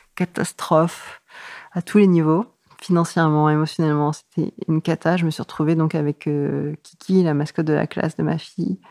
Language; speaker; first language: French; native; French